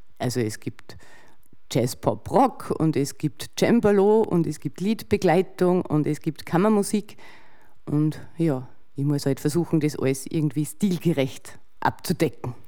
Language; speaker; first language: German; native; German